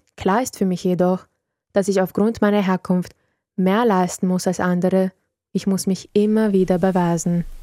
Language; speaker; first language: German; early bilingual, other home language; Serbian